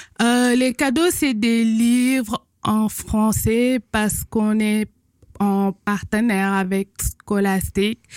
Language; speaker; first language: French; non-native, local second language; Wolof